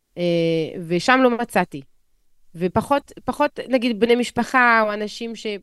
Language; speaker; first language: Hebrew; non-native, fluent; French